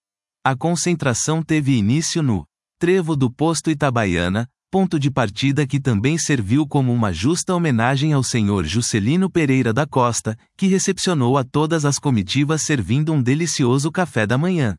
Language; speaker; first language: Portuguese; native; Portuguese